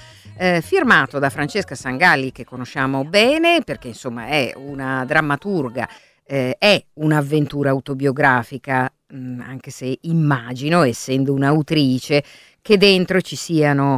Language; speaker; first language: Italian; native; Italian